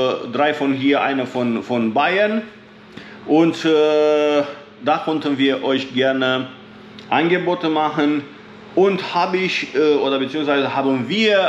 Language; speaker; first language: German; non-native, fluent; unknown